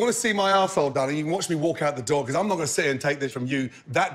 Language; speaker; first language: English; native; English